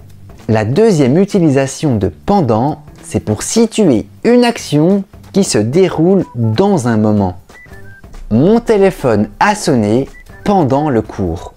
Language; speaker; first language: French; native; French